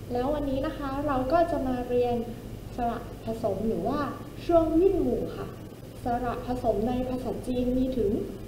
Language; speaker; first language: Thai; native; Thai